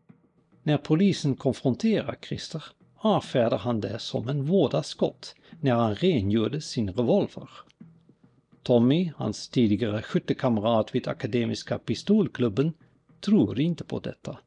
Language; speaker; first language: Swedish; native; Swedish